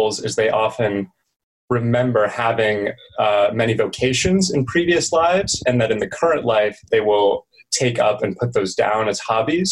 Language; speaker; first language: English; native; English